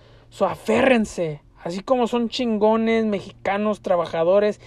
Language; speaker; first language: Spanish; early bilingual, heritage; Spanish